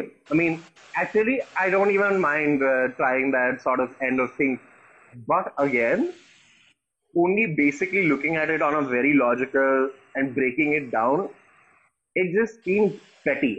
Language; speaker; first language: English; non-native, local second language; Hindi